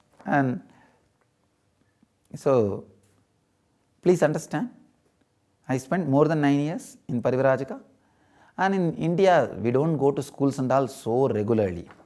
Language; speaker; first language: English; non-native, local second language; Tamil